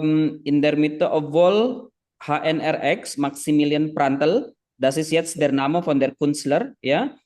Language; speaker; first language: German; non-native, fluent; Indonesian